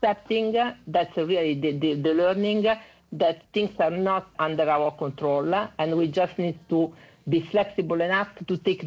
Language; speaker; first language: English; non-native, fluent; Italian